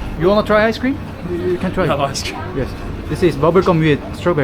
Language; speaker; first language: English; non-native, learner; Korean